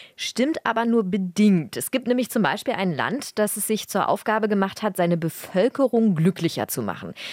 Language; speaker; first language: German; native; German